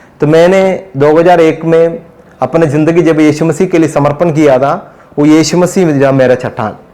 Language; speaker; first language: Hindi; non-native, local second language; Malayalam